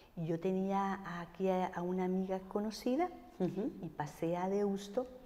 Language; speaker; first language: Spanish; native; Spanish